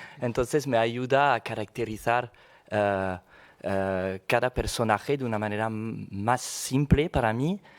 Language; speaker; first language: Spanish; non-native, fluent; French